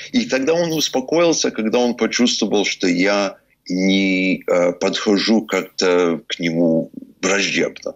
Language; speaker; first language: Russian; early bilingual, heritage; Russian